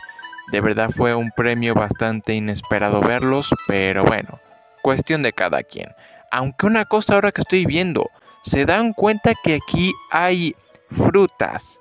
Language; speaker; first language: Spanish; native; Spanish